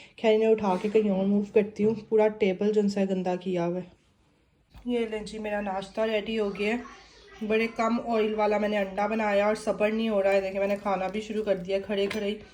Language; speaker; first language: Urdu; native; Urdu